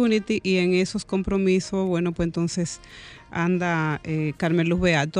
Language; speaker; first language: Spanish; native; Spanish